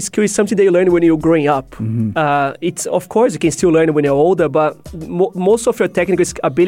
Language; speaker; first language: English; non-native, fluent; Portuguese